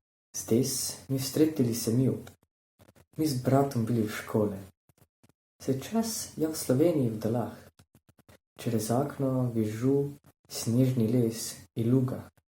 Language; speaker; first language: Russian; non-native, learner; Slovenian